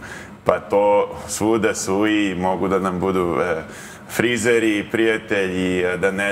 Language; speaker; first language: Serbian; early bilingual, heritage; Serbian